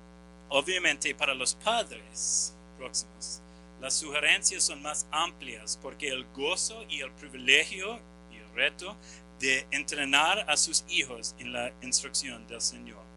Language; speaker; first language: Spanish; non-native, fluent; English